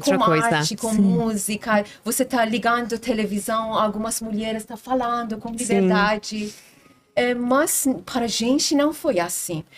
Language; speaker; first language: Portuguese; non-native, learner; Persian